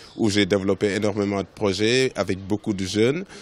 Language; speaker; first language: French; non-native, local second language; Wolof